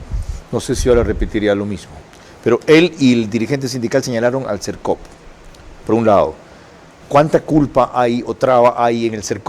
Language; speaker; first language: Spanish; native; Spanish